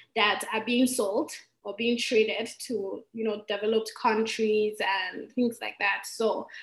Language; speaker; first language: English; non-native, local second language; Igbo